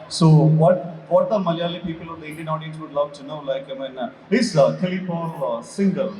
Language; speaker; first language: English; non-native, local second language; Malayalam